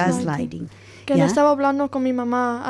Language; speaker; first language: Spanish; non-native, learner; Italian